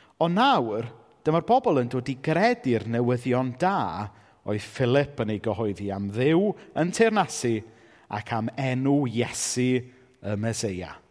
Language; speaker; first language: Welsh; native; Welsh